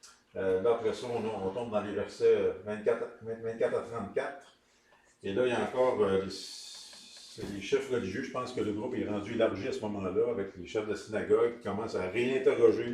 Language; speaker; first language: French; native; French